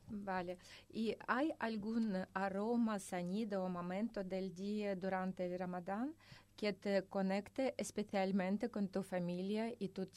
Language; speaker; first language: Spanish; non-native, fluent; Russian